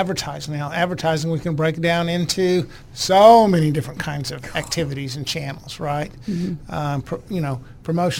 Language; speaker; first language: English; native; English